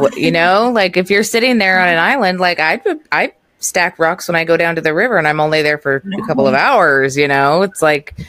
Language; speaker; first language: English; early bilingual, other home language; Norwegian